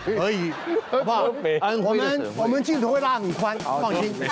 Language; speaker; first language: Chinese; native; Chinese